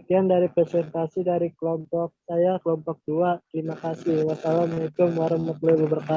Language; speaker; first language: Indonesian; native; Indonesian